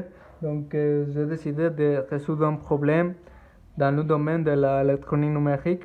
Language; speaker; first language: French; non-native, learner; Spanish